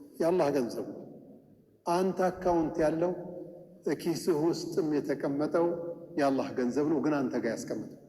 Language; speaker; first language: Amharic; native; Amharic